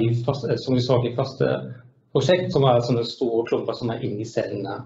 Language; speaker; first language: Norwegian; non-native, fluent; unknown